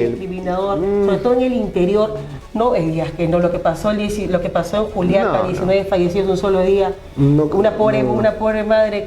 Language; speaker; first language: Spanish; native; Spanish